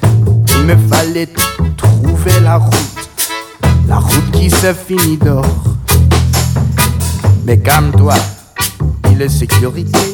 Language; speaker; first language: French; non-native, learner; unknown